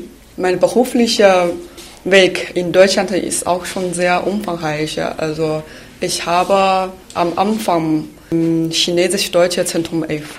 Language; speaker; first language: German; non-native, fluent; Chinese